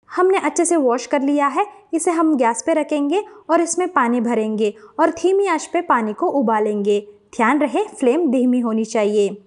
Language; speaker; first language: Hindi; non-native, local second language; Kannada